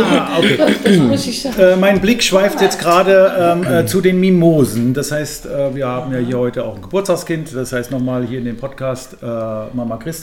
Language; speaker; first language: German; native; German